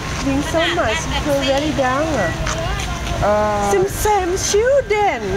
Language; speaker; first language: English; non-native, learner; Thai